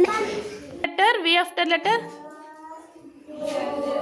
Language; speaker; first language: English; non-native, local second language; Kannada